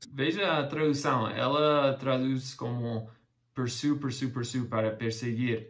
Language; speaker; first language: Portuguese; non-native, fluent; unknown